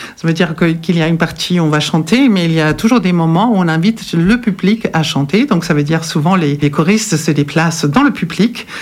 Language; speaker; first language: French; non-native, fluent; German